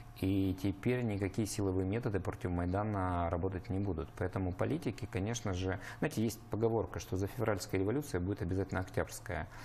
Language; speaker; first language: Russian; native; Russian